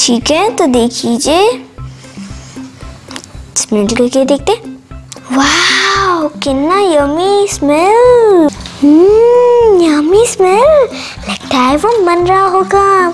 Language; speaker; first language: Hindi; native; Hindi